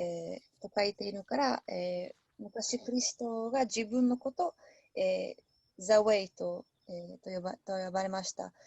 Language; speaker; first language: Japanese; non-native, learner; English